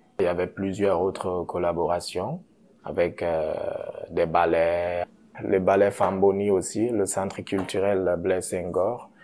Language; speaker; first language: French; non-native, local second language; Susu